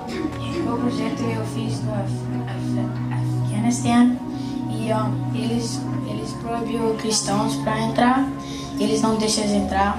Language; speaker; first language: Portuguese; non-native, fluent; English